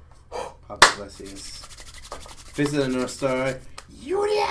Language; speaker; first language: English; native; English